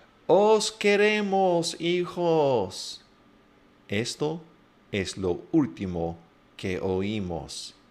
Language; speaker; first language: Spanish; non-native, fluent; English